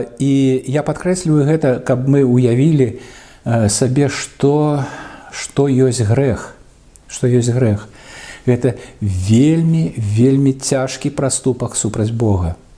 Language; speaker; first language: Belarusian; non-native, local second language; Russian